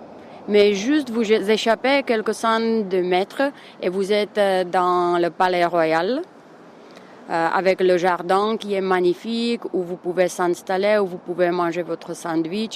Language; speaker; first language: French; non-native, fluent; Czech